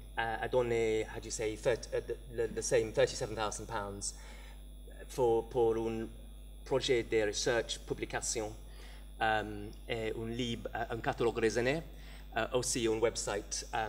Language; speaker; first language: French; non-native, learner; English